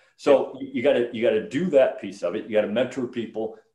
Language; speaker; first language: English; native; English